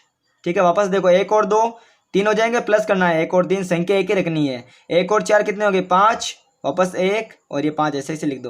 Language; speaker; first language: Hindi; native; Hindi